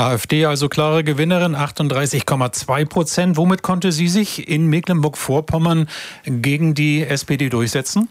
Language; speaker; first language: German; native; German